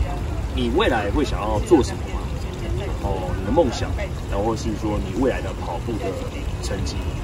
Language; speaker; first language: Chinese; native; Chinese